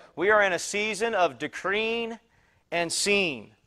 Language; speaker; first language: English; native; English